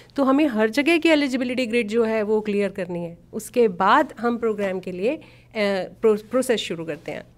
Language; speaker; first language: Hindi; native; Hindi